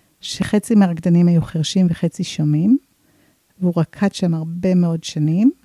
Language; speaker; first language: Hebrew; non-native, fluent; English